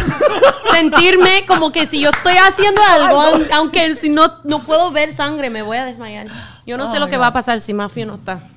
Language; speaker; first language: Spanish; non-native, fluent; English